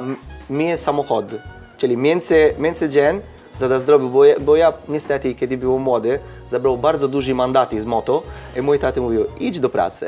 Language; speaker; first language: Polish; non-native, learner; Italian